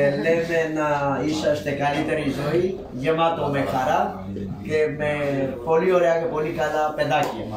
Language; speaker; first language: Greek; non-native, learner; Urdu